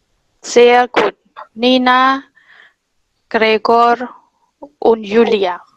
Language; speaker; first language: German; non-native, fluent; Indonesian